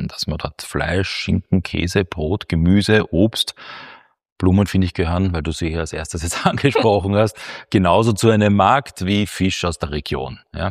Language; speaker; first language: German; native; German